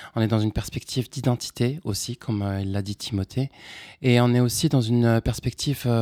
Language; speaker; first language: French; non-native, local second language; Arabic